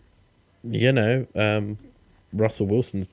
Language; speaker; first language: English; native; English